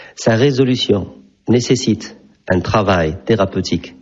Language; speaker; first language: French; non-native, local second language; Arabic